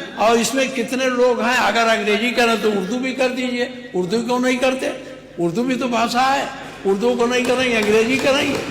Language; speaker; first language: Hindi; native; Hindi